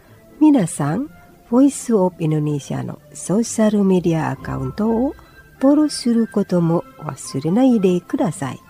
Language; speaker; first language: Japanese; non-native, fluent; Indonesian